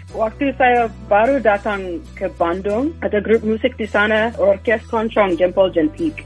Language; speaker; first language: Indonesian; non-native, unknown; English